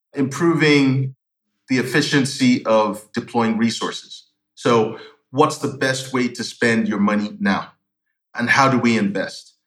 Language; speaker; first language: English; non-native, local second language; Yoruba